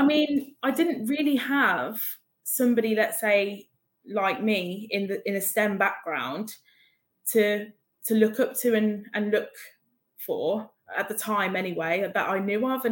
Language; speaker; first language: English; native; English